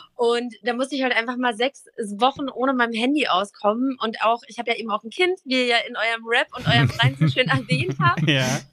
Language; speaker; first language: German; native; German